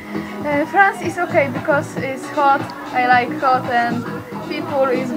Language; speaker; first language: English; non-native, learner; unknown